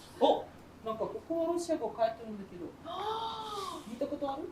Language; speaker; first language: Japanese; non-native, fluent; Russian